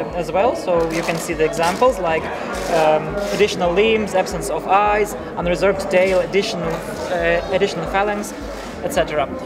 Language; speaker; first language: English; non-native, fluent; Ukrainian